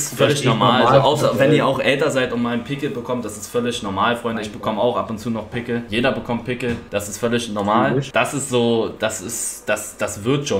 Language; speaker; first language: German; native; German